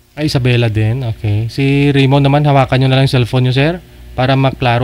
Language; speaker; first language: Filipino; native; Filipino